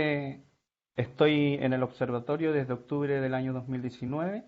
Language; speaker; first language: Spanish; native; Spanish